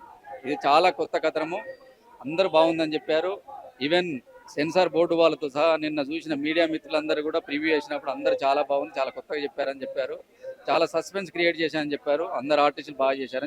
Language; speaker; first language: Telugu; native; Telugu